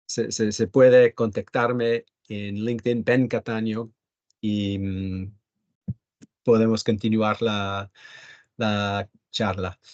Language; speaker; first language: Spanish; early bilingual, heritage; Spanish